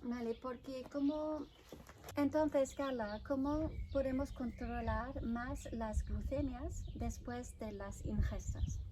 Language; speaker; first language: Spanish; non-native, fluent; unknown